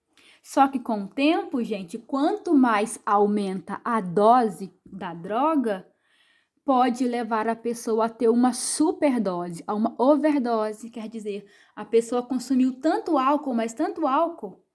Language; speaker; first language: Portuguese; native; Portuguese